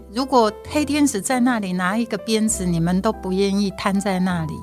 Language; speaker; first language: Chinese; non-native, local second language; Min Nan Chinese